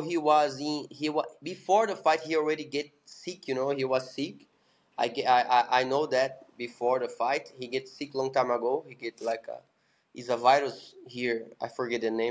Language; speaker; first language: English; non-native, learner; Portuguese